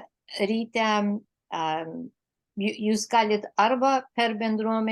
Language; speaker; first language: Lithuanian; early bilingual, heritage; Lithuanian